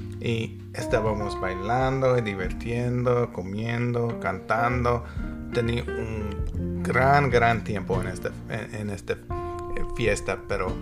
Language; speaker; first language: Spanish; non-native, learner; English